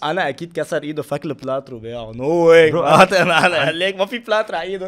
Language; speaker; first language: Arabic; native; Arabic